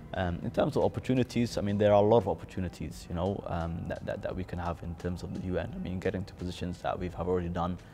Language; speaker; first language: English; native; English